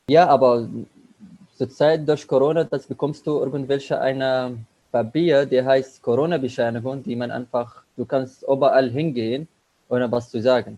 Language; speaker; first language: German; non-native, learner; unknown